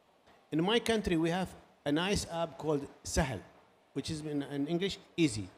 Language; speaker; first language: English; non-native, learner; Arabic